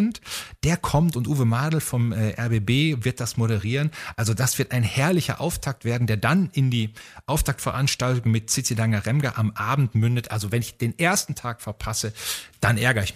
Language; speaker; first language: German; native; German